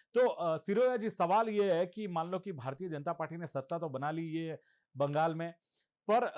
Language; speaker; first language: Hindi; non-native, local second language; Gujarati